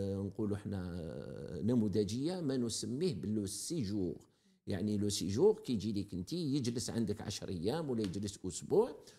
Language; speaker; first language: Arabic; native; Arabic